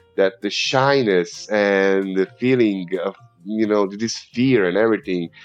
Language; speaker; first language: English; non-native, fluent; Serbian